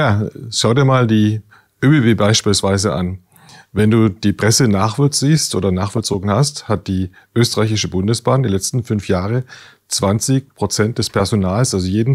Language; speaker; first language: German; native; German